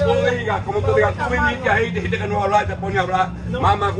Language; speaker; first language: Spanish; native; Spanish